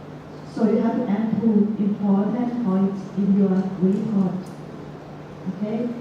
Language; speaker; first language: English; non-native, fluent; Thai